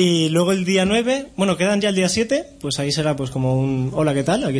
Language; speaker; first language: Spanish; native; Spanish